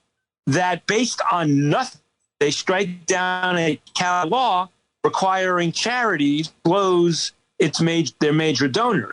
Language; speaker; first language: English; native; English